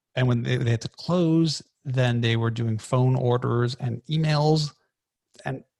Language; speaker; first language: English; native; English